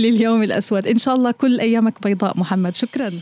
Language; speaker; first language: Arabic; native; Arabic